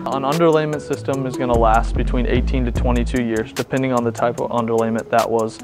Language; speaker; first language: English; native; English